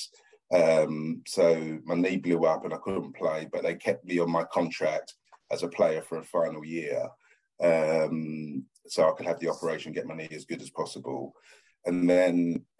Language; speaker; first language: English; native; English